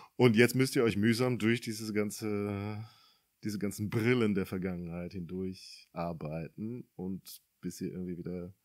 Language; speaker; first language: German; native; German